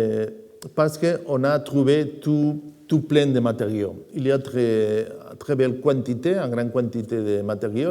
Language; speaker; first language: French; non-native, fluent; Spanish